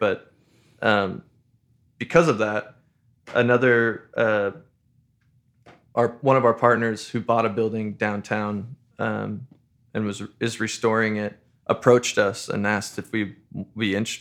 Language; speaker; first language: English; native; English